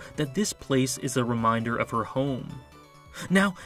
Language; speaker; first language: English; native; English